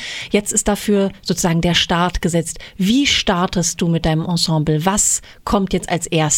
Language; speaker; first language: German; native; German